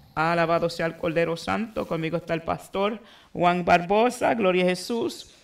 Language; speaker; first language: Spanish; early bilingual, heritage; Spanish